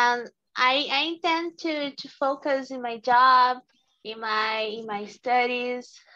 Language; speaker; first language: English; non-native, learner; Portuguese